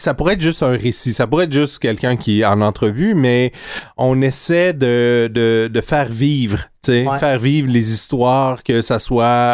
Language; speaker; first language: French; native; French